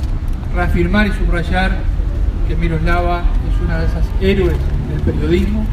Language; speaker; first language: Spanish; native; Spanish